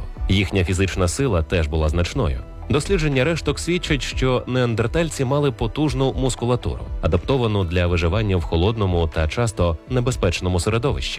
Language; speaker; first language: Ukrainian; native; Ukrainian